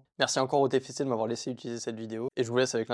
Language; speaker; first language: French; native; French